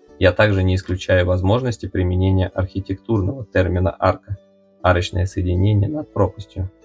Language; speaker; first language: Russian; native; Russian